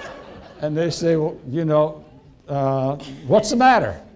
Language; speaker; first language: English; native; English